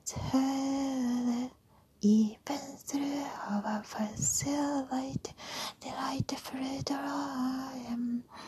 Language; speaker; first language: English; non-native, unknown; Japanese